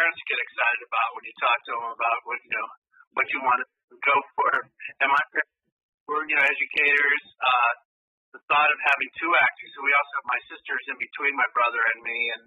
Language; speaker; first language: English; native; English